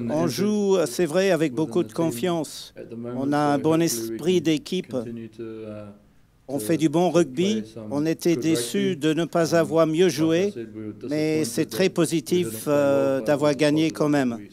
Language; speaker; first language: French; non-native, fluent; English